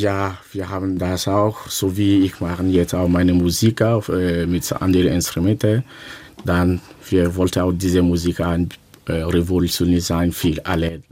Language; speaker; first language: German; non-native, learner; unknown